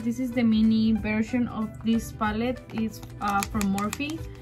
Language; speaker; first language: English; early bilingual, other home language; Spanish